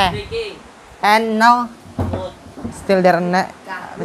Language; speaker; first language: English; non-native, learner; Indonesian